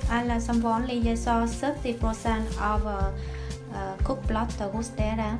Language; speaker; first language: Norwegian; non-native, learner; Vietnamese